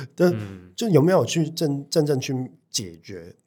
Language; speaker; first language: Chinese; non-native, local second language; Cantonese